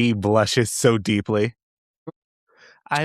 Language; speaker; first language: English; native; English